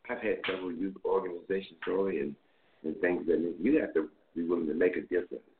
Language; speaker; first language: English; native; English